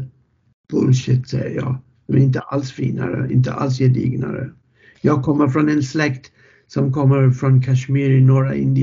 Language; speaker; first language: Swedish; non-native, fluent; English